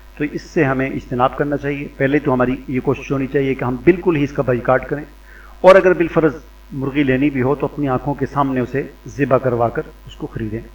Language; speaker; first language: Urdu; native; Urdu